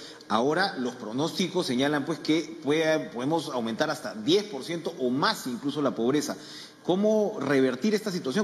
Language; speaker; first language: Spanish; native; Spanish